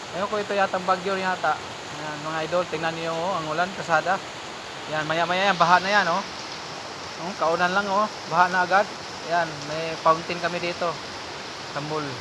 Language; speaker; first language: Filipino; non-native, local second language; Cebuano